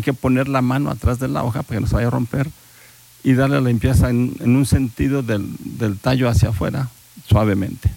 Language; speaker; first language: Spanish; native; Spanish